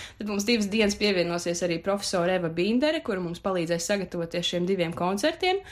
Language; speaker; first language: Latvian; native; Latvian